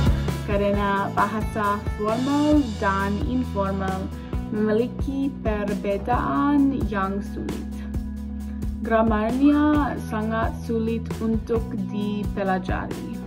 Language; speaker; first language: Indonesian; non-native, learner; English